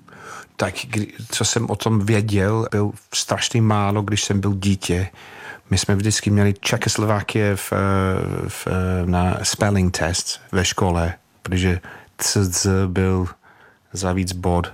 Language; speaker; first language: Czech; non-native, fluent; English